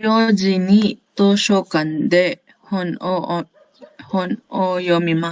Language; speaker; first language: Japanese; non-native, learner; Filipino